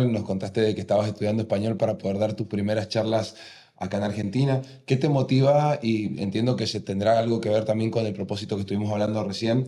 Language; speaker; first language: Spanish; native; Spanish